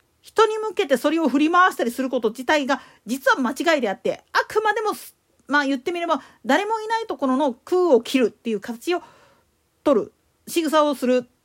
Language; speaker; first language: Japanese; native; Japanese